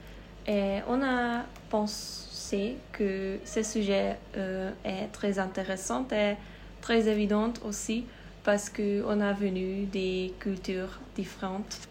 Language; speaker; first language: French; non-native, learner; Hungarian